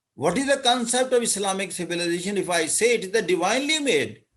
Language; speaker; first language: English; non-native, local second language; Urdu